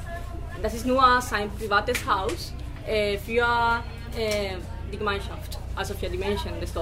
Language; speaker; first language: German; non-native, fluent; Spanish